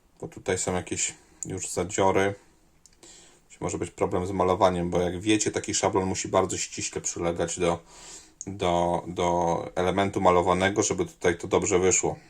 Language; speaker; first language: Polish; native; Polish